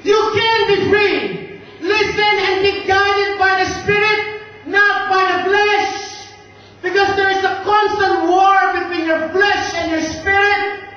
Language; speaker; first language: English; non-native, local second language; Filipino